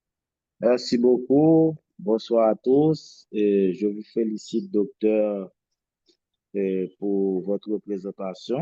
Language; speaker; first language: French; non-native, local second language; Haitian Creole